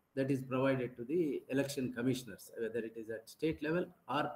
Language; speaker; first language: English; non-native, local second language; Kannada